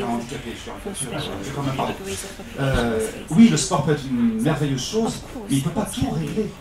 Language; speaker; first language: French; native; French